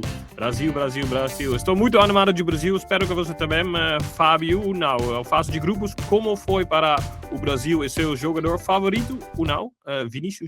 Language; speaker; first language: Portuguese; non-native, fluent; Dutch